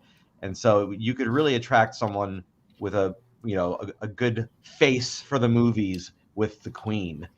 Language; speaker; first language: English; native; English